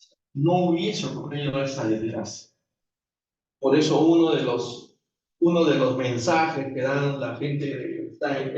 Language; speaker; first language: Spanish; native; Spanish